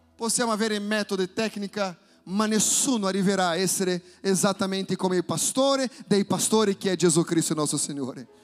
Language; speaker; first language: Italian; non-native, fluent; Portuguese